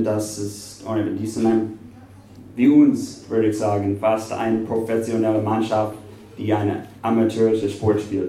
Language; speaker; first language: German; non-native, fluent; English